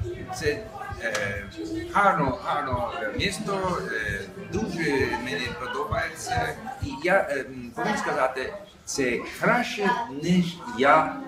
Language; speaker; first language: Ukrainian; non-native, learner; English